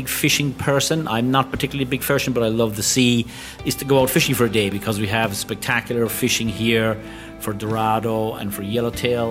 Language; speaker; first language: English; native; English